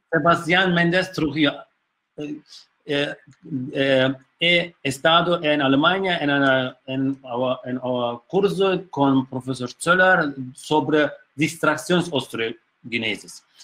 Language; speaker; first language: Spanish; non-native, learner; Turkish